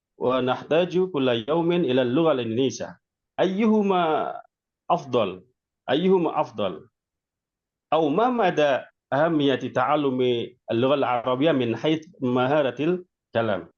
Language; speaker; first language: Arabic; non-native, fluent; Indonesian